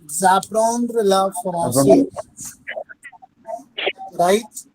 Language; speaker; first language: French; non-native, fluent; Hindi